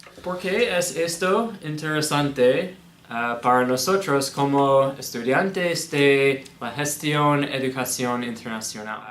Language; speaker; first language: Spanish; non-native, learner; English